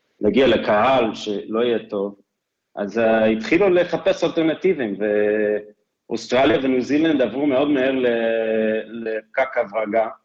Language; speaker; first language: Hebrew; non-native, fluent; English